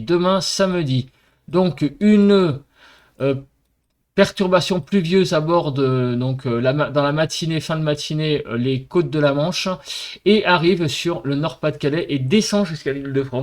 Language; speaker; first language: French; native; French